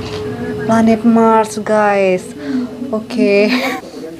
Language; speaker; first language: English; non-native, learner; Indonesian